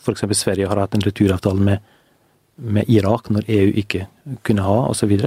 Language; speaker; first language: Norwegian; non-native, fluent; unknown